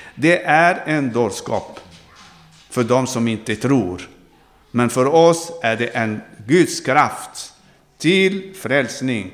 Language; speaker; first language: Swedish; non-native, fluent; Arabic